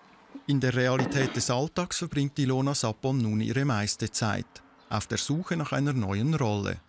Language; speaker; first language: German; native; German